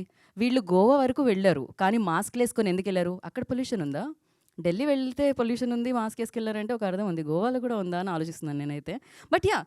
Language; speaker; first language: Telugu; native; Telugu